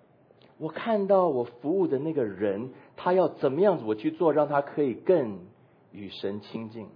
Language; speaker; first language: Chinese; native; Chinese